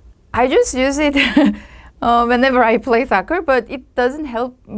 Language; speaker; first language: English; non-native, learner; Korean